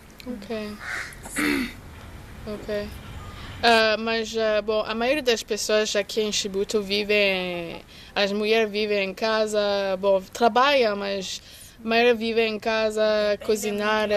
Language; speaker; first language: Portuguese; non-native, fluent; English